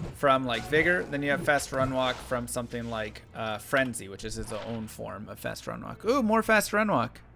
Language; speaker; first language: English; native; English